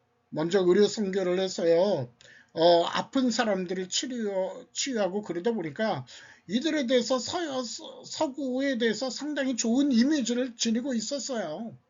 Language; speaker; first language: Korean; native; Korean